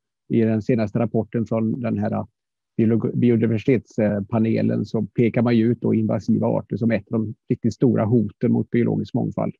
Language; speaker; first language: Swedish; native; Swedish